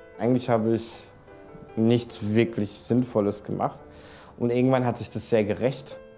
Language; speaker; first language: German; early bilingual, other home language; Czech